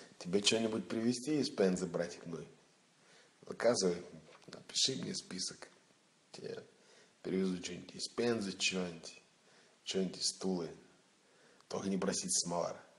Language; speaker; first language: Russian; native; Russian